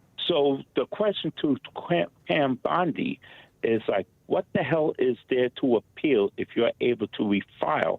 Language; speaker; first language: English; native; English